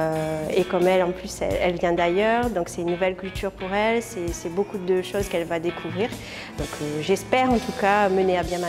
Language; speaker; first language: French; native; French